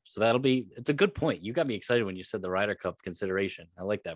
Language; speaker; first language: English; native; English